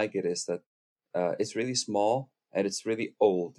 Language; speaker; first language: English; non-native, fluent; Icelandic